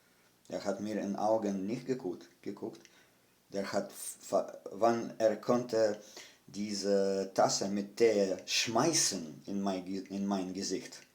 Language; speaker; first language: German; non-native, fluent; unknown